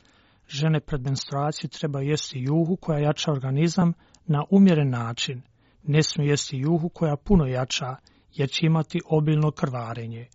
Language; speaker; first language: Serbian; non-native, fluent; Chinese